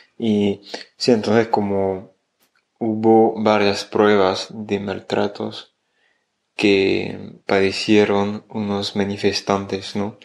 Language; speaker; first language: Spanish; non-native, fluent; French